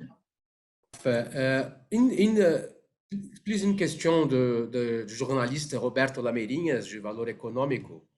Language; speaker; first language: French; non-native, fluent; Portuguese